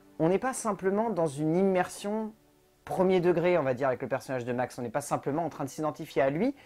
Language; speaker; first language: French; native; French